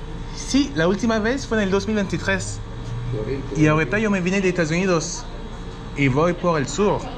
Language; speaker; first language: Spanish; non-native, fluent; French